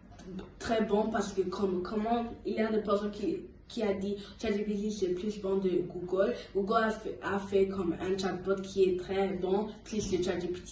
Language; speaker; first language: French; early bilingual, heritage; French